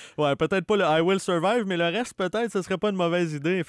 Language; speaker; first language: French; native; French